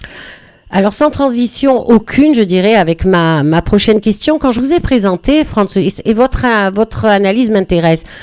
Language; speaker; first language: French; native; French